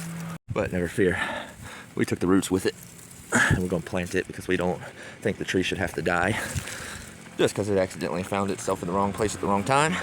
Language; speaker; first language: English; native; English